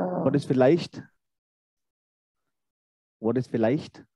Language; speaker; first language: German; non-native, fluent; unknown